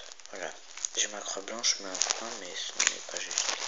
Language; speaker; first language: French; native; French